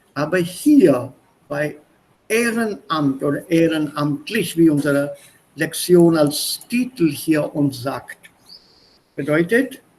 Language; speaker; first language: German; non-native, fluent; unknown